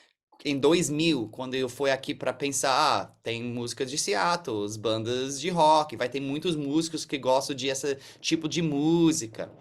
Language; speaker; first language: Portuguese; early bilingual, heritage; English